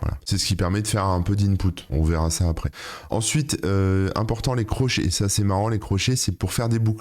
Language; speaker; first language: French; native; French